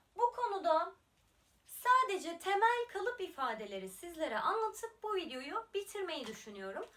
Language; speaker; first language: Turkish; native; Turkish